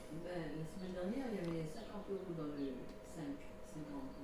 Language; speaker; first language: French; native; French